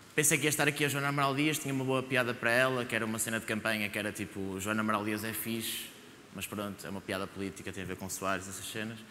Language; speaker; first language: Portuguese; native; Portuguese